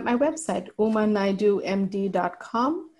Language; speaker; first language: English; native; English